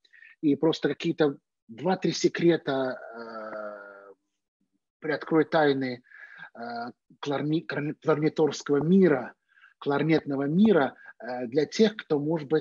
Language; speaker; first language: Russian; native; Russian